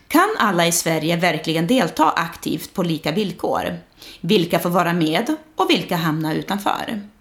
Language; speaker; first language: Swedish; early bilingual, other home language; Portuguese